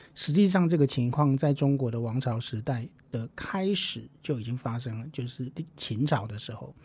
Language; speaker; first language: Chinese; non-native, local second language; Min Nan Chinese